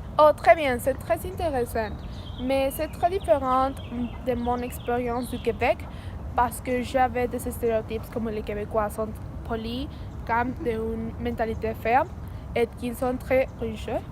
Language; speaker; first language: French; non-native, learner; Spanish